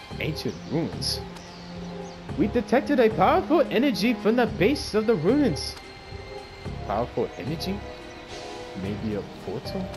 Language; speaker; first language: English; native; English